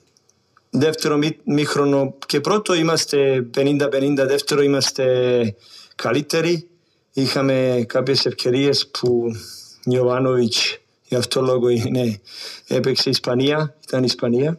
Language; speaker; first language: Greek; non-native, learner; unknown